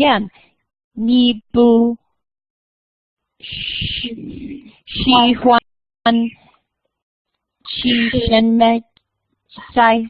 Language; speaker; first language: Chinese; non-native, learner; English